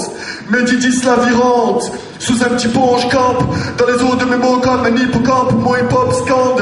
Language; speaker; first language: French; native; French